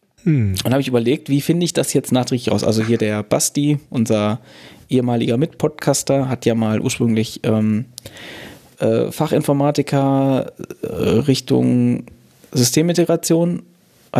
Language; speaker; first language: German; native; German